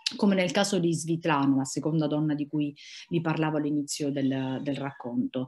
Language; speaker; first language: Italian; native; Italian